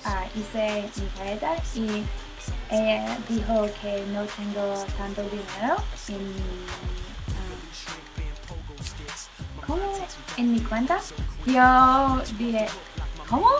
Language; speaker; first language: Spanish; non-native, learner; English